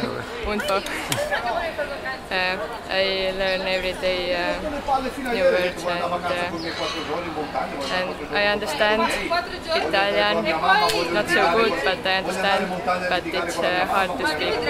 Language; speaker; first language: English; non-native, fluent; Estonian